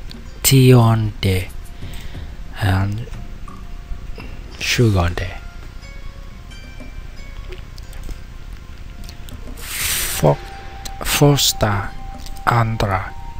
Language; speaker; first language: Swedish; non-native, learner; Vietnamese